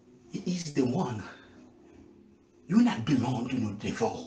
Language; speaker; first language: English; non-native, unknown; Haitian Creole